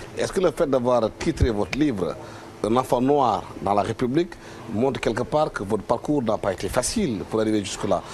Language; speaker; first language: French; non-native, local second language; Wolof